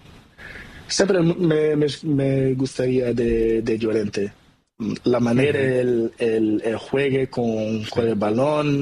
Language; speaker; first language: Spanish; non-native, learner; Portuguese